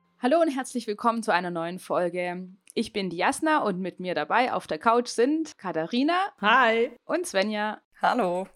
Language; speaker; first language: German; native; German